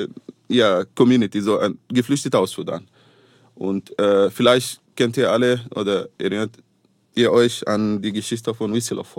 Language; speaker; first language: German; non-native, fluent; Arabic